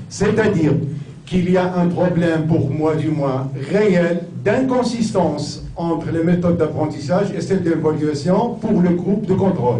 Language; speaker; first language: French; non-native, local second language; Arabic